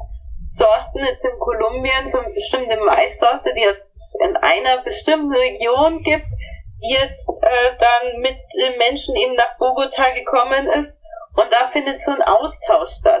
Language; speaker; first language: German; native; German